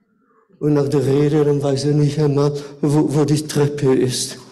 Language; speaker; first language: German; non-native, fluent; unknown